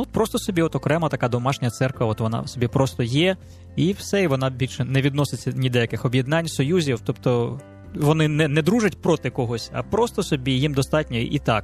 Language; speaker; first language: Ukrainian; native; Ukrainian